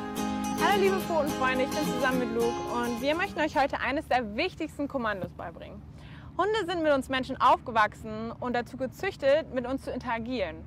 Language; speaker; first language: German; native; German